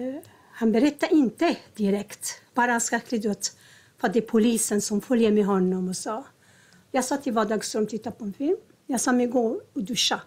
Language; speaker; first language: Swedish; non-native, learner; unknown